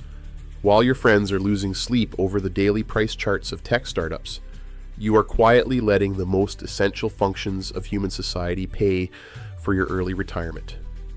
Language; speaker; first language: English; native; English